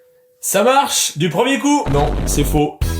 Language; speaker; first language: French; native; French